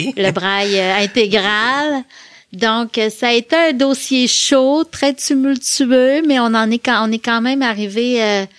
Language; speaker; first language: French; native; French